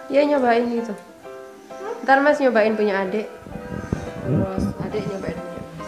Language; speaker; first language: Indonesian; native; Indonesian